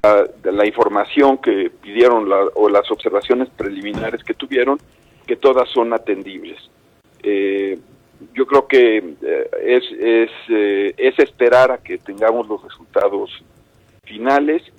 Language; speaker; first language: Spanish; native; Spanish